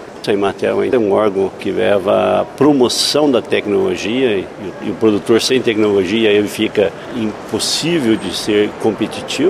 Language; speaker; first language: Portuguese; native; Portuguese